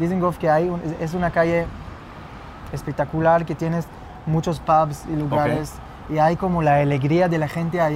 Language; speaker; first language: Spanish; non-native, fluent; Hebrew